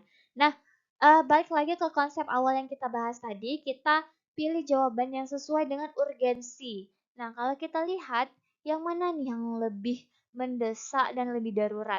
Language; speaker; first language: Indonesian; native; Indonesian